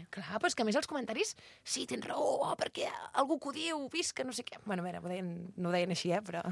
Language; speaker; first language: Catalan; native; Catalan